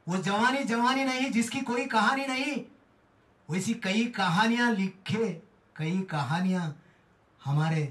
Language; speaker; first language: Hindi; non-native, local second language; Telugu